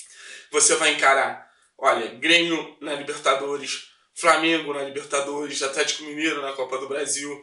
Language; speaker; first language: Portuguese; native; Portuguese